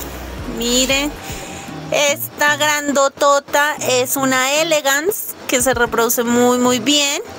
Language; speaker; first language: Spanish; native; Spanish